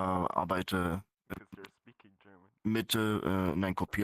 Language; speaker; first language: German; non-native, fluent; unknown